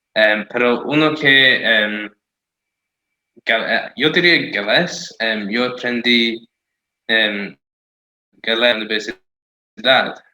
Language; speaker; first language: Spanish; non-native, fluent; English